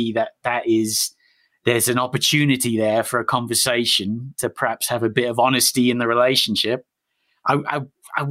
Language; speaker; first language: English; native; English